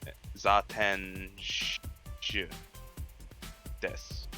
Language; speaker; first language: Japanese; non-native, learner; English